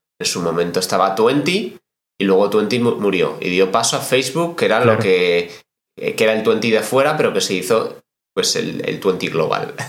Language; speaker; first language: Spanish; native; Spanish